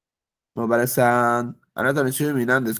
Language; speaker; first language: Japanese; non-native, fluent; Bangla